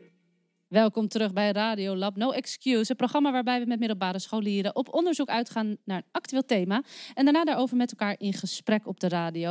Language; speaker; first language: Dutch; native; Dutch